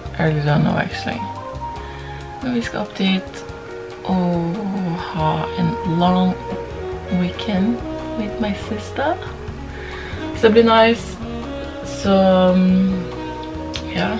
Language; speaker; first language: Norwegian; early bilingual, other home language; Portuguese